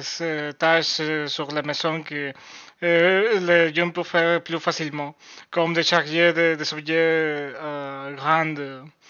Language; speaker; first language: French; non-native, learner; Spanish